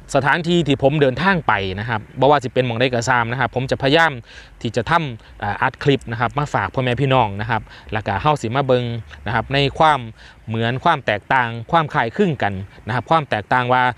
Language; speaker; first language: Thai; non-native, local second language; Northeastern Thai